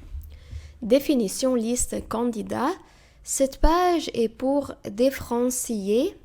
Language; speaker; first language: French; non-native, fluent; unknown